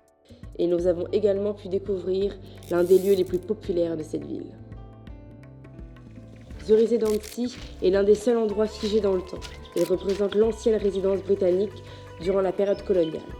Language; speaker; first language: French; native; French